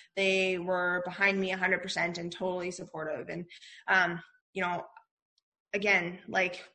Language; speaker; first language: English; native; English